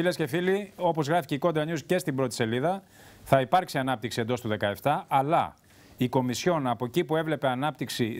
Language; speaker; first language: Greek; native; Greek